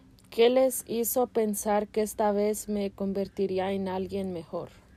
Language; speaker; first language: Spanish; early bilingual, heritage; Spanish